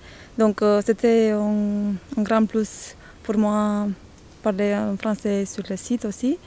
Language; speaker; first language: French; non-native, learner; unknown